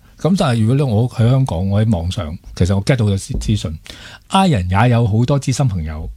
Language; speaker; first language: Cantonese; native; Cantonese